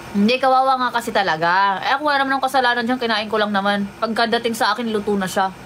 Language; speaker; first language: Filipino; non-native, local second language; Waray